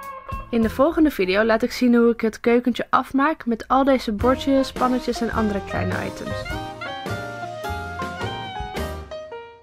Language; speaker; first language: Dutch; native; Dutch